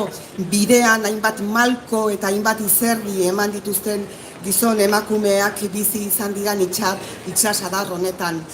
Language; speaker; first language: Basque; native; Basque